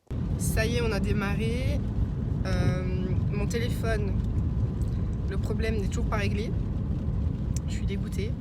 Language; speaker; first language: French; native; French